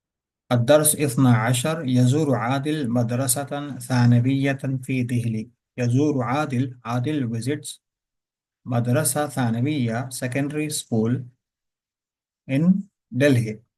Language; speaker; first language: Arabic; non-native, fluent; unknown